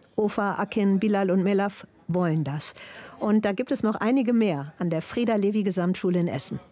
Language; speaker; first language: German; native; German